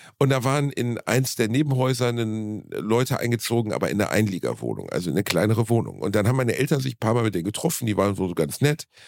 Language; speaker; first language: German; native; German